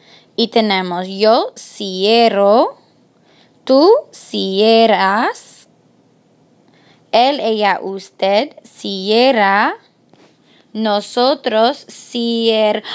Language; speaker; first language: Spanish; non-native, fluent; English